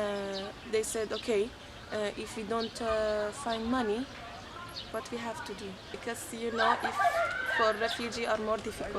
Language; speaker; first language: English; non-native, fluent; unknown